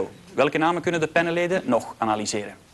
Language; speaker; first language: Dutch; native; Dutch